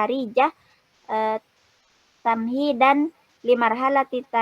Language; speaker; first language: Arabic; non-native, learner; Indonesian